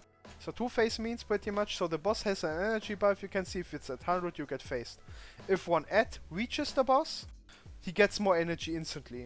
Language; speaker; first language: English; non-native, fluent; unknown